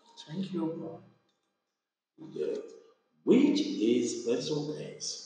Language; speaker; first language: English; non-native, fluent; Vietnamese